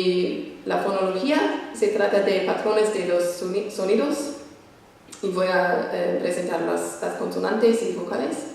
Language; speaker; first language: Spanish; non-native, fluent; English